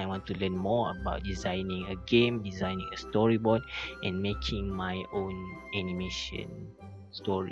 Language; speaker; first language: English; non-native, local second language; Malay